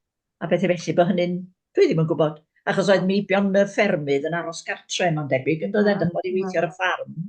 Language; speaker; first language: Welsh; native; Welsh